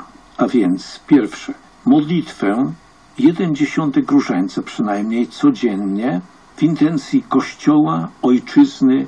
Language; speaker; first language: Polish; native; Polish